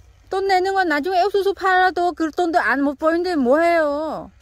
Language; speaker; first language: Korean; non-native, learner; Vietnamese